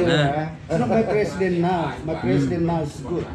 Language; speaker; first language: English; non-native, learner; Indonesian